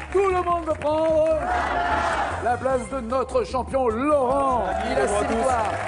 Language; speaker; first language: French; native; French